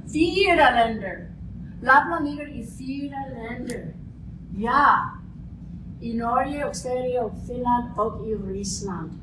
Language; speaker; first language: Swedish; non-native, fluent; English